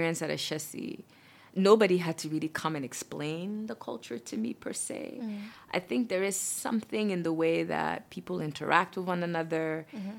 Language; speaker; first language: English; non-native, fluent; French